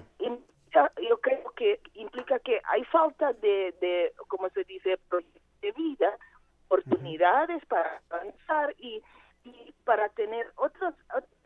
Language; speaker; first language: Spanish; non-native, fluent; Portuguese